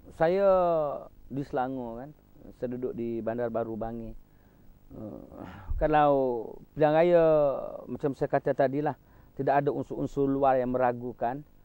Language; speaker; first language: Malay; native; Malay